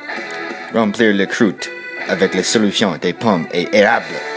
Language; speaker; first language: French; non-native, learner; English